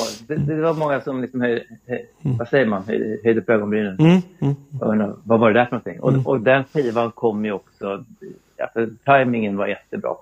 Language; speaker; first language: Swedish; native; Swedish